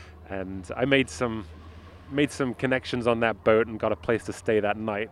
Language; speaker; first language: English; native; English